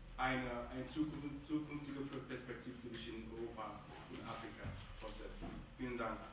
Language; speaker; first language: German; non-native, fluent; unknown